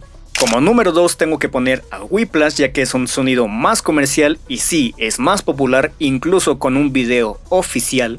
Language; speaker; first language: Spanish; native; Spanish